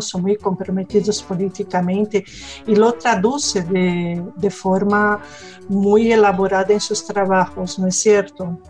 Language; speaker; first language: Spanish; non-native, fluent; Portuguese